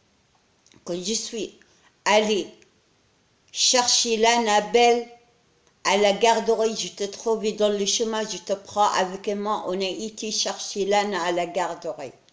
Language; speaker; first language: French; non-native, learner; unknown